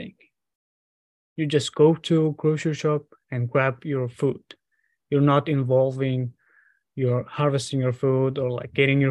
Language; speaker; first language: English; non-native, fluent; Mongolian